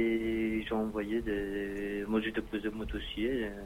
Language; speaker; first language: French; non-native, learner; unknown